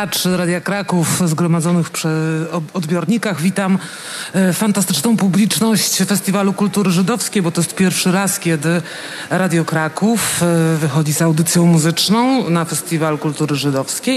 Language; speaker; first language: Polish; native; Polish